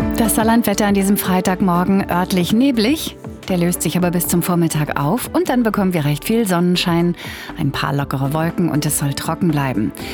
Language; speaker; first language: German; native; German